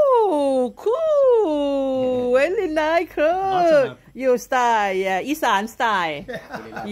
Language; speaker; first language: English; non-native, learner; Thai